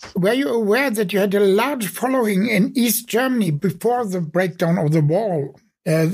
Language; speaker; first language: English; non-native, fluent; German